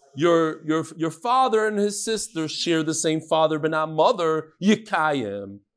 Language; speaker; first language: English; native; English